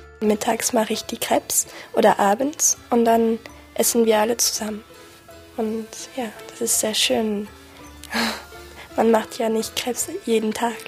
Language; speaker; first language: German; non-native, fluent; French